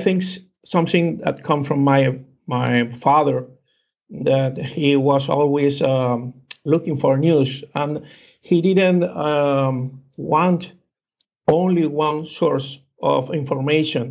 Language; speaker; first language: English; non-native, learner; Spanish